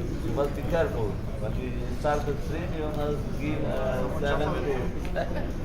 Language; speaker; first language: English; non-native, learner; Polish